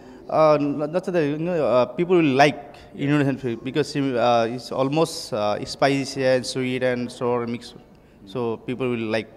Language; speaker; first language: English; non-native, local second language; Telugu